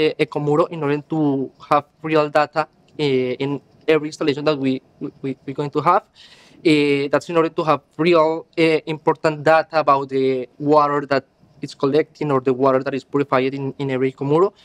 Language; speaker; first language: English; non-native, learner; Spanish